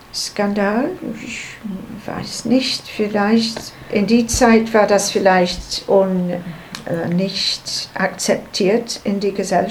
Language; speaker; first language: German; non-native, learner; English